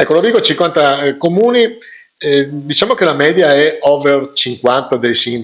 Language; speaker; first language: Italian; native; Italian